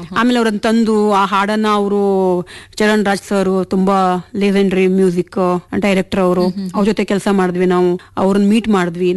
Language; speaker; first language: Kannada; non-native, local second language; Konkani